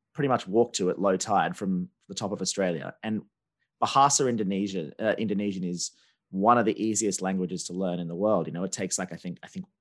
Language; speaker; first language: English; native; English